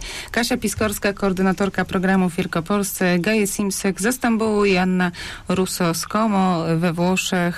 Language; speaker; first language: Polish; native; Polish